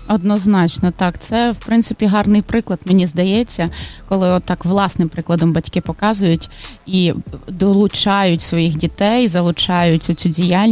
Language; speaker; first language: Ukrainian; native; Ukrainian